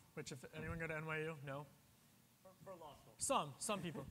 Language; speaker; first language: English; native; English